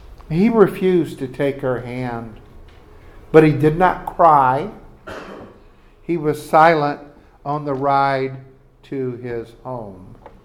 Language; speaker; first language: English; native; English